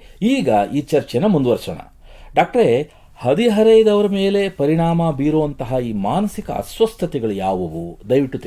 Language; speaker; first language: Kannada; native; Kannada